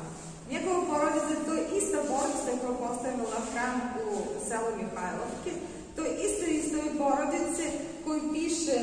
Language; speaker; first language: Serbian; non-native, fluent; Russian